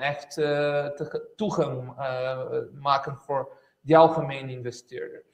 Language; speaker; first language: Dutch; non-native, fluent; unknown